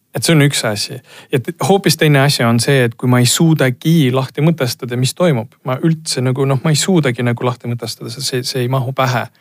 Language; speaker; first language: Estonian; non-native, local second language; Russian